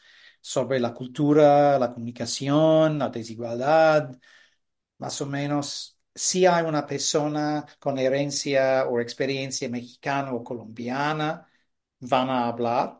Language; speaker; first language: Spanish; non-native, fluent; English